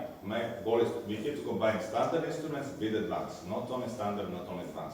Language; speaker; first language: English; non-native, fluent; Serbian